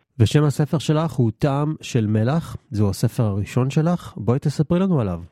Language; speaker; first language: Hebrew; native; Hebrew